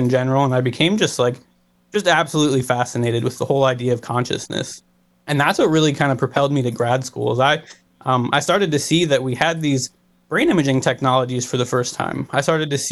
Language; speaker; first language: English; native; English